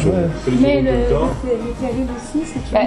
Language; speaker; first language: French; non-native, fluent; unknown